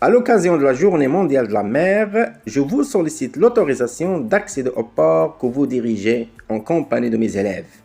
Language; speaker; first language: French; non-native, local second language; Arabic